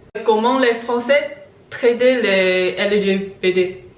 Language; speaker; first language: French; non-native, learner; Chinese